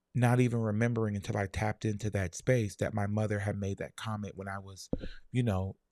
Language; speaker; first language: English; native; English